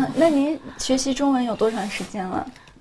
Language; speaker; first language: Chinese; native; Chinese